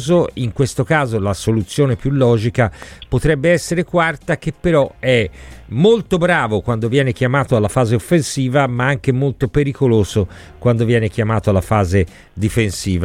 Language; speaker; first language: Italian; native; Italian